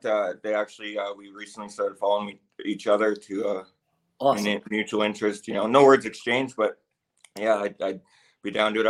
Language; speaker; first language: English; native; English